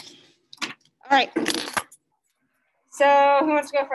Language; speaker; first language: English; native; English